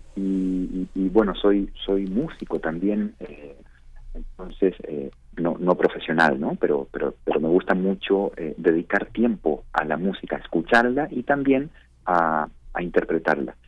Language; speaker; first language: Spanish; native; Spanish